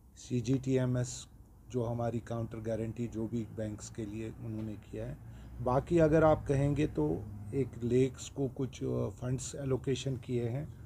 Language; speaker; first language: Hindi; non-native, local second language; Kashmiri